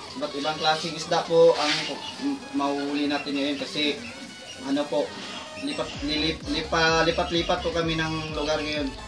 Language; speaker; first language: Filipino; non-native, local second language; Cebuano